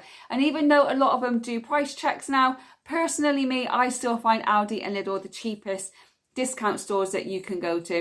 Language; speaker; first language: English; native; English